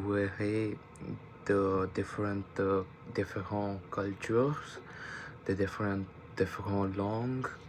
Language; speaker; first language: French; non-native, learner; Punjabi